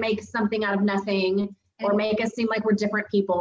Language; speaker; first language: English; native; English